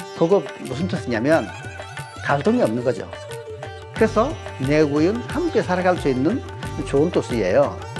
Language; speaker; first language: Korean; non-native, fluent; Bangla